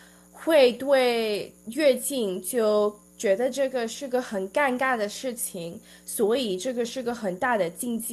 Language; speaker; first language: Chinese; early bilingual, heritage; Chinese